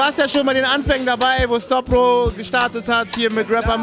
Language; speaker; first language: German; native; German